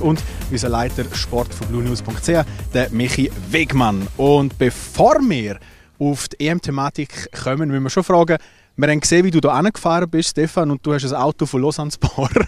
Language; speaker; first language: German; native; German